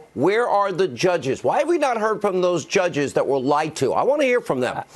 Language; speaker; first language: English; native; English